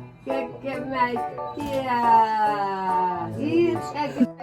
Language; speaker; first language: Dutch; native; Dutch